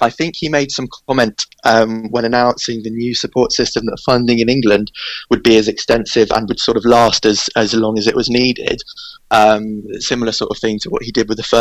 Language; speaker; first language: English; native; English